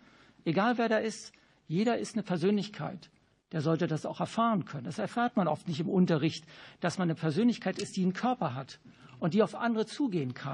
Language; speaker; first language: German; native; German